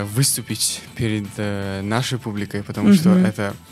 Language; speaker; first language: Russian; non-native, local second language; Persian